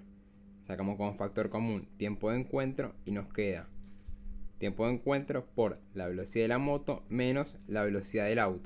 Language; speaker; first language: Spanish; native; Spanish